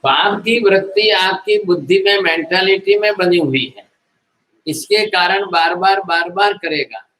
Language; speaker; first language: Hindi; non-native, local second language; Gujarati